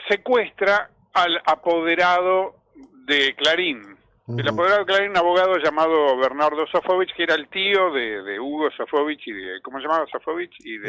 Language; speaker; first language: Spanish; native; Spanish